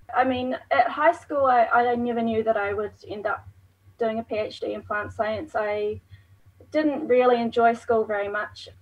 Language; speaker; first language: English; native; English